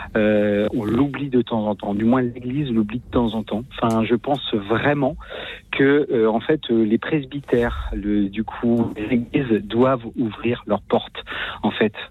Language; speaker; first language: French; native; French